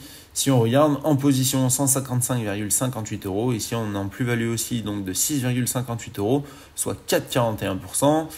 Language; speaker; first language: French; native; French